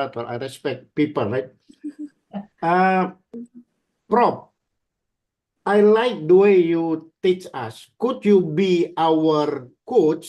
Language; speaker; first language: English; non-native, learner; Indonesian